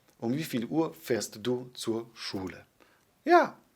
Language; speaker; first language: German; non-native, fluent; Polish